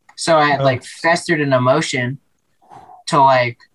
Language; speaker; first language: English; native; English